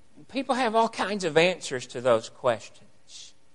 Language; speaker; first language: English; native; English